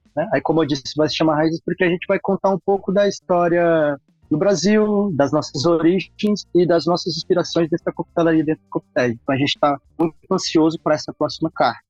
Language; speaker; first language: Portuguese; native; Portuguese